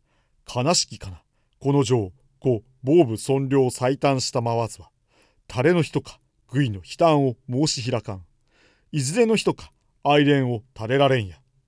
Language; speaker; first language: Japanese; native; Japanese